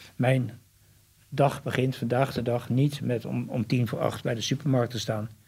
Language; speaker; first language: Dutch; native; Dutch